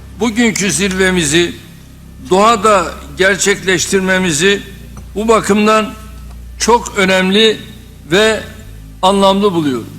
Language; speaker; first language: Turkish; native; Turkish